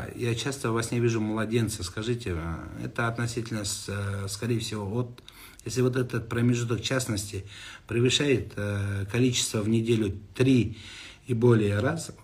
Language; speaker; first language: Russian; non-native, local second language; Kazakh